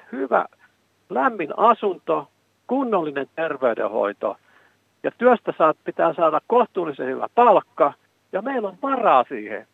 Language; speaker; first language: Finnish; native; Finnish